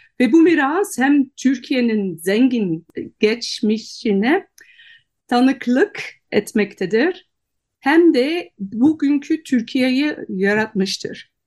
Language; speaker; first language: Turkish; non-native, fluent; Dutch